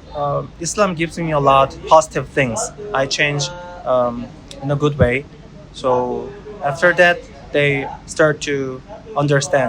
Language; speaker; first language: English; non-native, learner; Korean